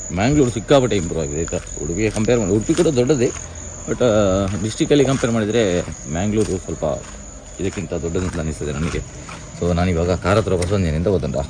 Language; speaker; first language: Kannada; native; Kannada